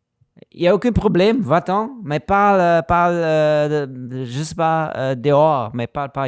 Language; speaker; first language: French; non-native, learner; German